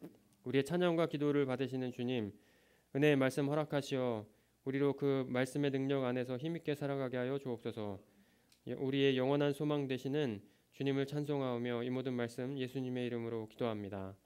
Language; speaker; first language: Korean; native; Korean